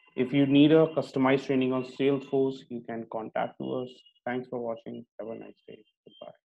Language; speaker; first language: English; non-native, local second language; Hindi